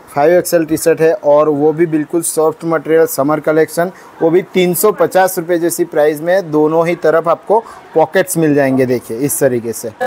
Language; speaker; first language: Hindi; non-native, local second language; Gujarati